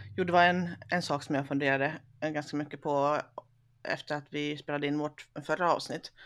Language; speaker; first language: Swedish; early bilingual, other home language; Finnish